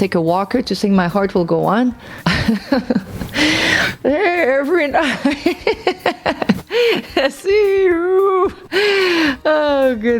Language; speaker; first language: English; non-native, local second language; French